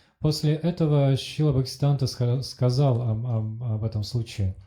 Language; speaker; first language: Russian; native; Russian